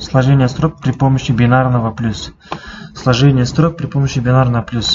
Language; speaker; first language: Russian; non-native, local second language; Kazakh